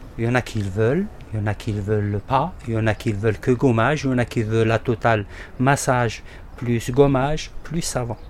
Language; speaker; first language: French; non-native, local second language; Arabic